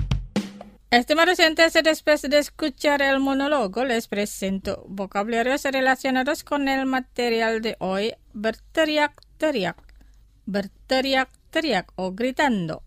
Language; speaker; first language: Spanish; non-native, fluent; Indonesian